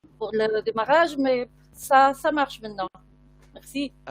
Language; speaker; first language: French; non-native, fluent; Spanish